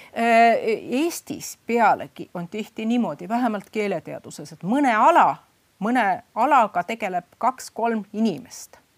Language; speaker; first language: Estonian; non-native, fluent; Russian